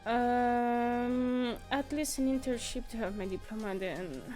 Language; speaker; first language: English; non-native, fluent; French